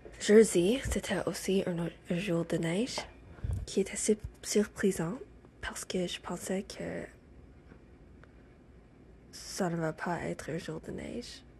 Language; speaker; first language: French; non-native, learner; English